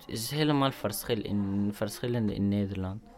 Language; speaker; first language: Dutch; non-native, learner; Urdu